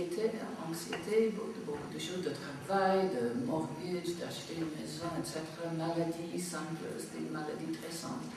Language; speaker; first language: French; non-native, fluent; English